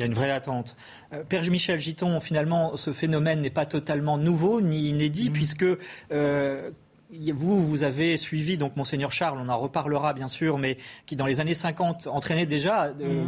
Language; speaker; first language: French; native; French